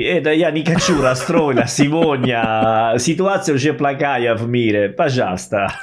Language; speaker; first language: Russian; non-native, learner; Italian